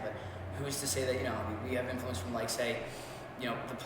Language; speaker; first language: English; native; English